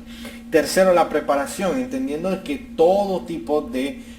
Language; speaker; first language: Spanish; native; Spanish